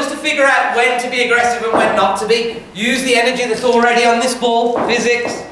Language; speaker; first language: English; native; English